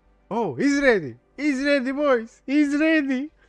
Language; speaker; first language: English; non-native, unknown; Romanian